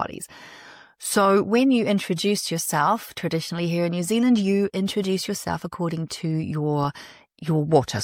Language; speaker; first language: English; native; English